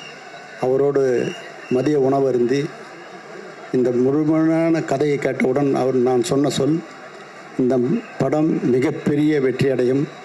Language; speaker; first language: Tamil; native; Tamil